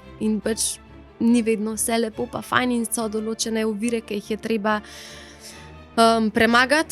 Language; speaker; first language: Slovenian; native; Slovenian